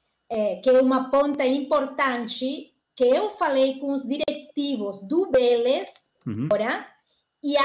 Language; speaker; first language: Portuguese; non-native, learner; Spanish